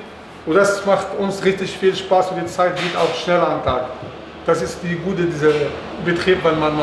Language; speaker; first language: German; non-native, learner; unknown